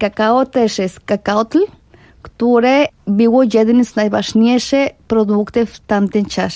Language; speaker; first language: Polish; non-native, fluent; Spanish